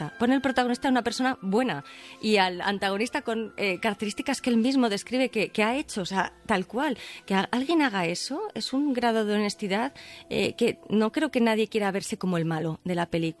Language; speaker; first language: Spanish; native; Spanish